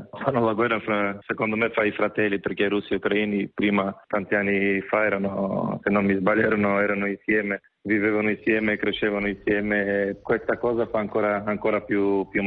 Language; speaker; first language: Italian; non-native, fluent; Macedonian